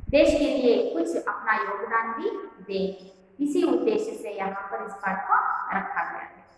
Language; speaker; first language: Hindi; non-native, local second language; Kannada